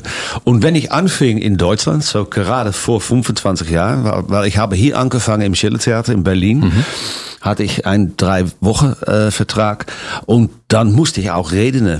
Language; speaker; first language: German; non-native, fluent; Dutch